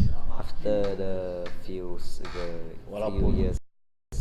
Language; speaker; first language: English; non-native, learner; Malay